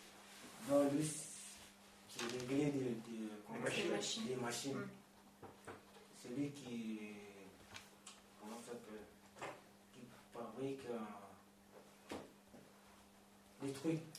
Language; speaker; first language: French; non-native, learner; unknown